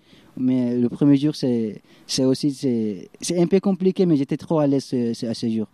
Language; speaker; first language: French; non-native, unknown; Arabic